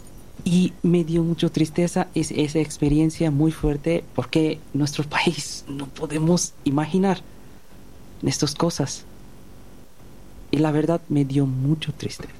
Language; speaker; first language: Spanish; non-native, learner; Bangla